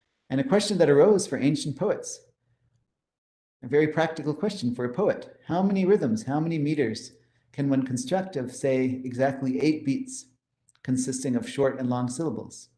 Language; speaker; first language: English; early bilingual, other home language; Hindi